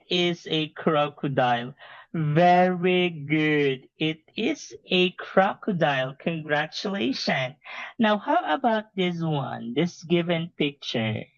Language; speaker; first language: English; non-native, fluent; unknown